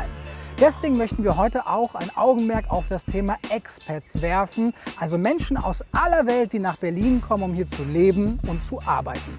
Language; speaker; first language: German; native; German